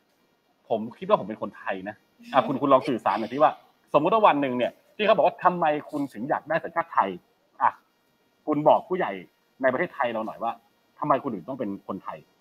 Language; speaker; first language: Thai; native; Thai